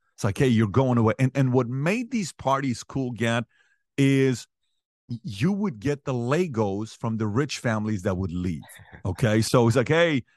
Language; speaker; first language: English; early bilingual, other home language; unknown